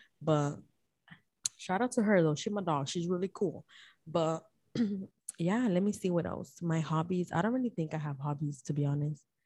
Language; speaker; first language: English; early bilingual, other home language; Spanish